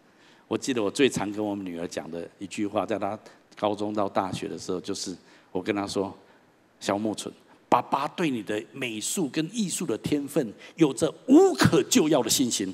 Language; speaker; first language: Chinese; native; Chinese